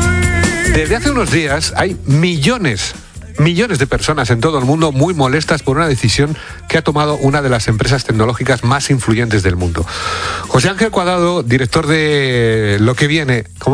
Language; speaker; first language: Spanish; native; Spanish